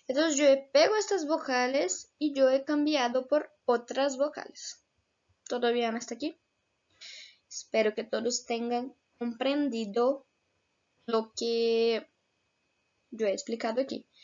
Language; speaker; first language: Spanish; non-native, fluent; Portuguese